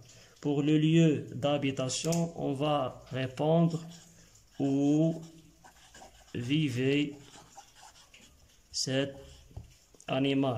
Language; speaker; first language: French; non-native, local second language; Arabic